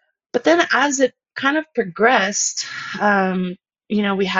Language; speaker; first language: English; native; English